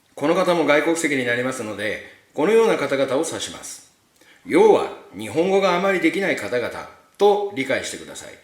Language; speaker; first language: Japanese; native; Japanese